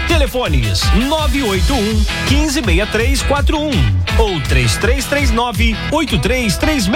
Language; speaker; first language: Portuguese; native; Portuguese